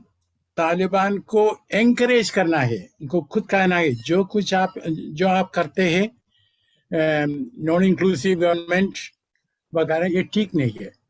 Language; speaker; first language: Hindi; non-native, local second language; Malayalam